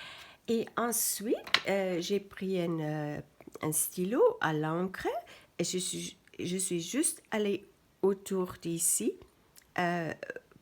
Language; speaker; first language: French; non-native, fluent; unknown